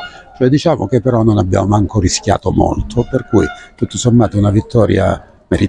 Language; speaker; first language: Italian; native; Italian